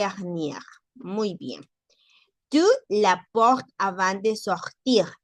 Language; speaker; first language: French; non-native, learner; Spanish